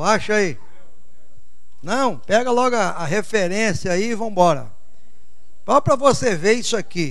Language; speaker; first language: Portuguese; native; Portuguese